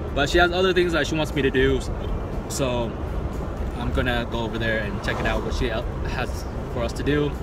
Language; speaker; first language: English; native; English